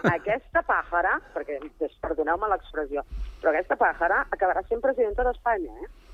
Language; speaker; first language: Catalan; native; Catalan